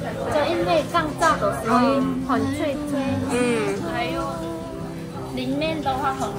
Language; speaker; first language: Chinese; non-native, learner; Korean